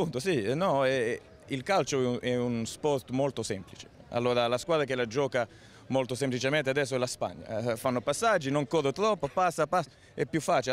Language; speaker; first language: Italian; early bilingual, heritage; Italian